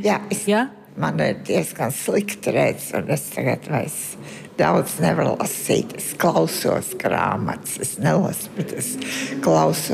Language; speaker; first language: Latvian; early bilingual, heritage; Latvian